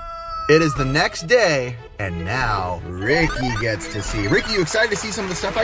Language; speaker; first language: English; native; English